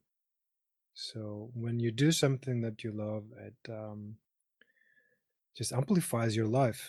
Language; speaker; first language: English; non-native, fluent; Greek